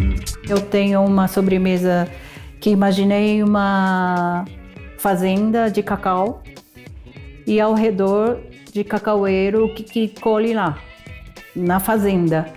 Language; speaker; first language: Portuguese; non-native, fluent; Japanese